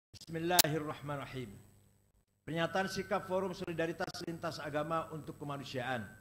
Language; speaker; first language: Indonesian; native; Indonesian